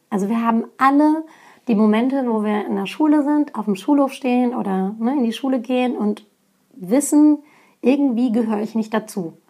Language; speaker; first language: German; native; German